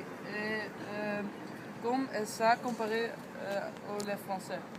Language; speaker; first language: French; non-native, learner; Dutch